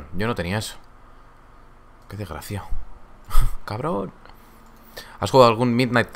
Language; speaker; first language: Spanish; native; Spanish